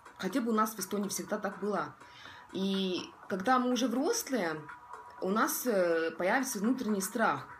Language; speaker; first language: Russian; non-native, local second language; Estonian